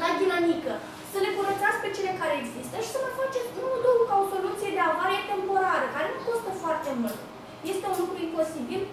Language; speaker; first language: Romanian; native; Romanian